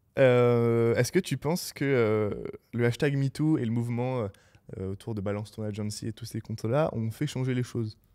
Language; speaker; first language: French; native; French